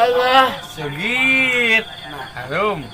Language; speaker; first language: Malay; non-native, local second language; Sundanese